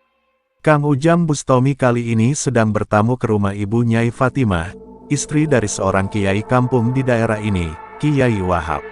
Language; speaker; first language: Indonesian; native; Indonesian